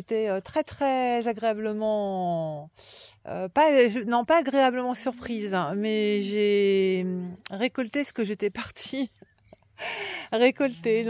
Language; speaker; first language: French; native; French